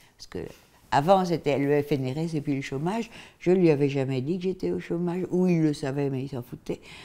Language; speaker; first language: French; native; French